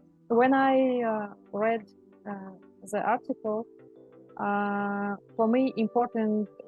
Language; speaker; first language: English; non-native, learner; Russian